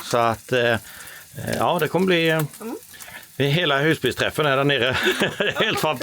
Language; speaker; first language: Swedish; native; Swedish